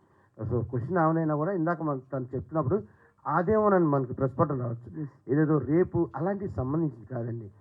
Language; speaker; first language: Telugu; native; Telugu